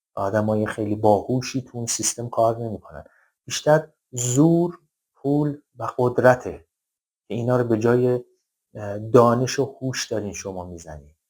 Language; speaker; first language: Persian; native; Persian